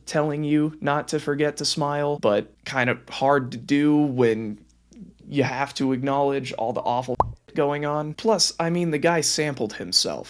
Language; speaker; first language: English; native; English